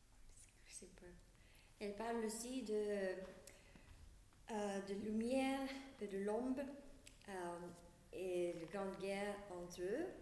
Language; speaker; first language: French; non-native, learner; English